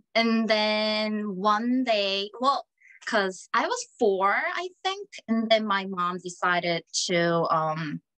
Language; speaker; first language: English; non-native, fluent; Korean